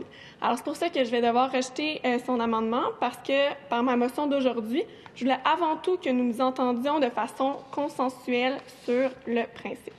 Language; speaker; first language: French; native; French